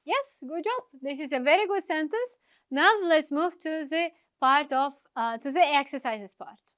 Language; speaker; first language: English; non-native, fluent; Uzbek